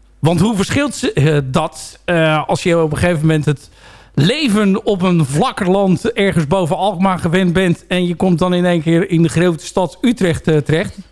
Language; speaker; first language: Dutch; native; Dutch